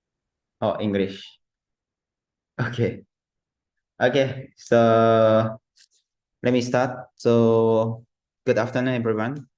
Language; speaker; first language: English; non-native, learner; Japanese